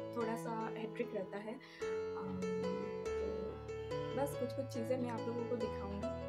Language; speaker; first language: Hindi; non-native, local second language; Bangla